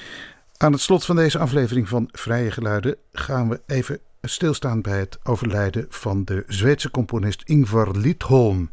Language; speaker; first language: Dutch; native; Dutch